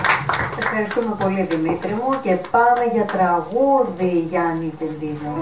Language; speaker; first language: Greek; native; Greek